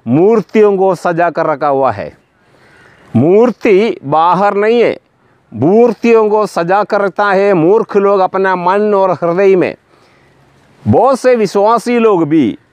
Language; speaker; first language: Hindi; non-native, local second language; Malayalam